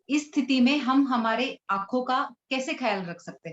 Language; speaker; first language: Hindi; non-native, local second language; Marathi